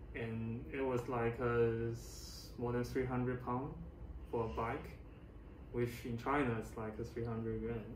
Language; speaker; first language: English; non-native, fluent; Chinese